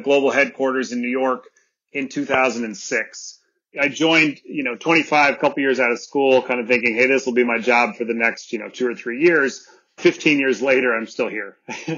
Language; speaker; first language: English; native; English